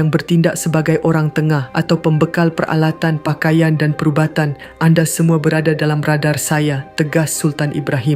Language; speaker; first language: Malay; native; Malay